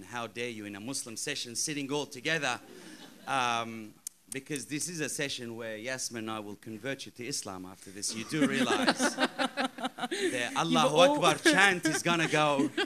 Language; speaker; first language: English; early bilingual, other home language; Arabic